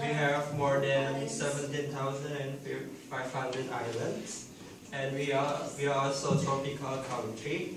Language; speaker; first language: English; non-native, learner; Indonesian